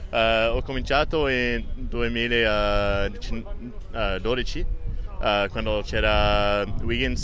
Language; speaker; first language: Italian; non-native, learner; English